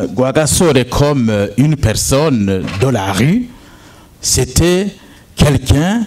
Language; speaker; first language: French; non-native, local second language; Rundi